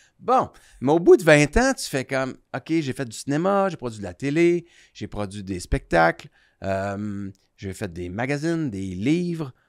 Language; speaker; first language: French; native; French